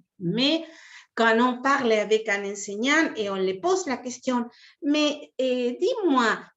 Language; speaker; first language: French; non-native, fluent; Spanish